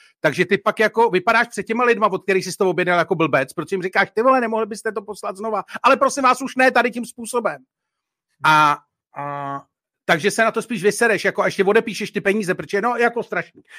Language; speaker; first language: Czech; native; Czech